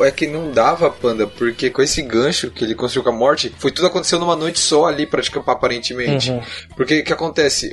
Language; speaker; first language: Portuguese; native; Portuguese